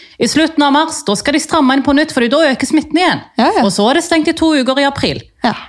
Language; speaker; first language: Norwegian; native; Norwegian